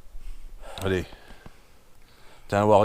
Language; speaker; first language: French; native; French